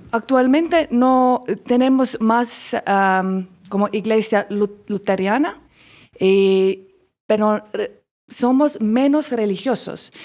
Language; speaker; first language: Spanish; non-native, learner; Estonian